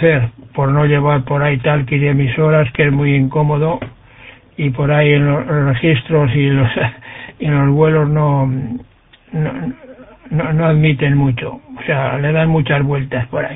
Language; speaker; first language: Spanish; native; Spanish